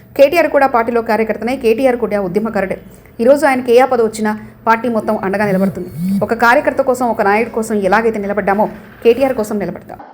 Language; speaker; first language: Telugu; native; Telugu